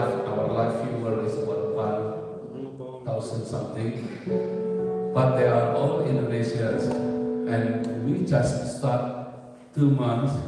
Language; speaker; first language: English; non-native, learner; Indonesian